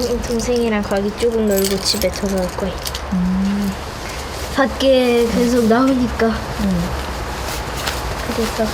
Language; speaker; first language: Korean; early bilingual, other home language; Russian